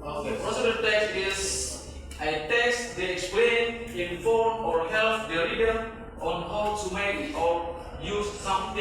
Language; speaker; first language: English; non-native, learner; Indonesian